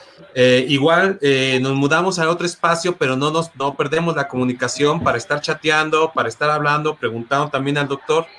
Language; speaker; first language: Spanish; native; Spanish